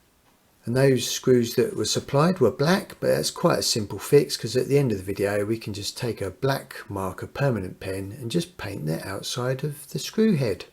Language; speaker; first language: English; native; English